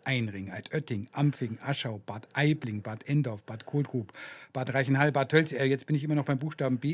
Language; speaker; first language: German; native; German